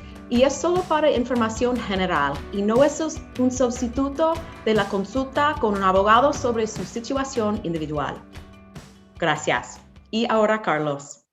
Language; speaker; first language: Spanish; non-native, learner; English